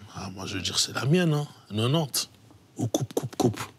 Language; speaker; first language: French; native; French